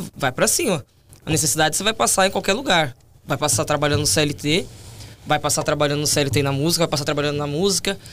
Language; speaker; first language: Portuguese; native; Portuguese